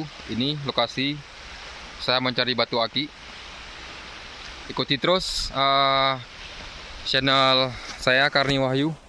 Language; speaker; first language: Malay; non-native, local second language; Achinese